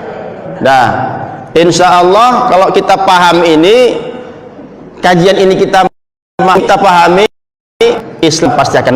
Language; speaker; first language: Indonesian; native; Indonesian